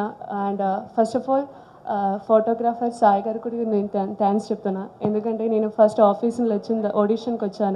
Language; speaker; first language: Telugu; non-native, learner; Malayalam